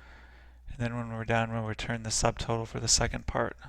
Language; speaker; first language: English; native; English